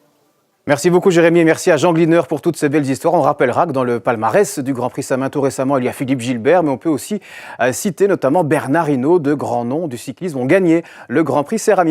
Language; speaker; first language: French; native; French